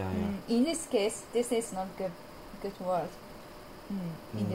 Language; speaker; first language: English; non-native, learner; Japanese